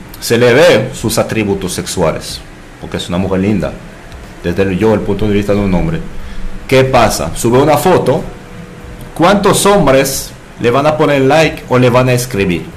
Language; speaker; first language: Spanish; non-native, fluent; French